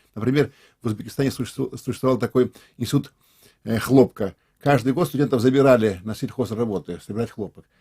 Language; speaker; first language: Russian; non-native, local second language; Crimean Tatar